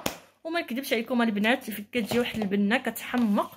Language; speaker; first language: Arabic; native; Arabic